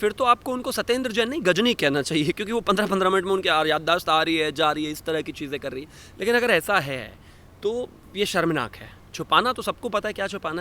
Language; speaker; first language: Hindi; native; Hindi